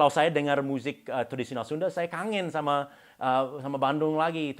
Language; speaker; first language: Indonesian; non-native, fluent; English